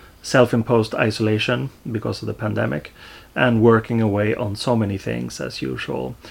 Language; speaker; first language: English; non-native, fluent; Swedish